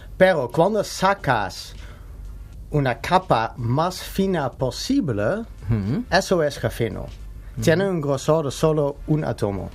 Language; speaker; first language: Spanish; non-native, learner; Dutch